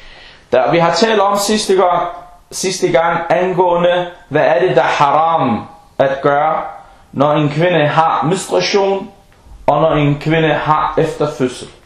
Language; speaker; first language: Danish; non-native, local second language; Arabic